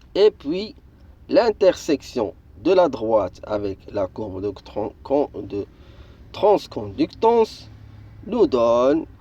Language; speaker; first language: French; non-native, local second language; Arabic